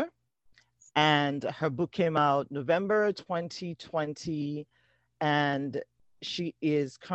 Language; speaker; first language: English; non-native, local second language; Yoruba